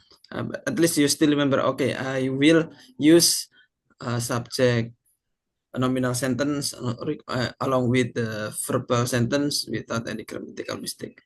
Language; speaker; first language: English; non-native, fluent; Indonesian